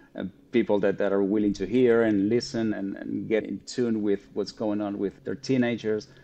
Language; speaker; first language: English; non-native, fluent; Spanish